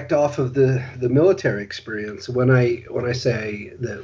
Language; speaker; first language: English; native; English